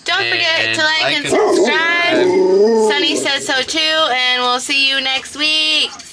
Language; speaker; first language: English; native; English